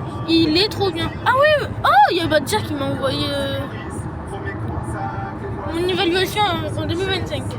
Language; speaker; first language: French; early bilingual, other home language; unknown